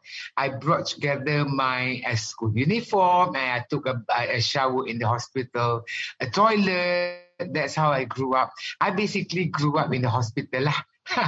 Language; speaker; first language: English; non-native, local second language; Malay